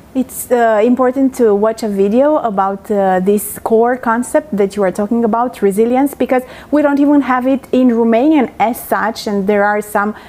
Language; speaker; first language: English; non-native, fluent; Romanian